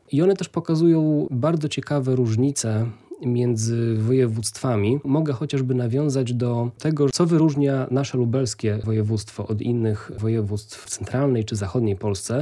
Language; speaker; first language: Polish; native; Polish